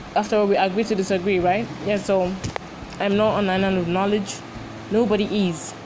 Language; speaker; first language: English; non-native, local second language; Igbo